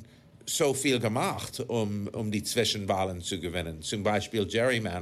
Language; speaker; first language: German; non-native, fluent; English